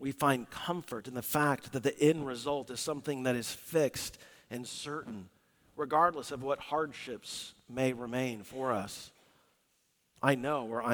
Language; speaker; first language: English; native; English